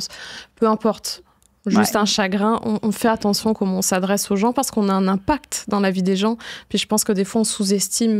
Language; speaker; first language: French; native; French